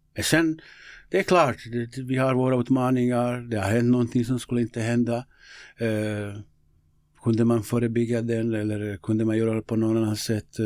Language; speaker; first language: Swedish; non-native, fluent; Bosnian